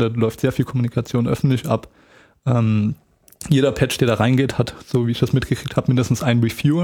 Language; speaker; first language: German; native; German